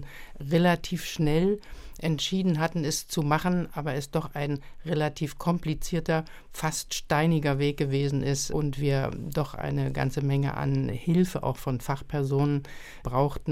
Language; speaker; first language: German; native; German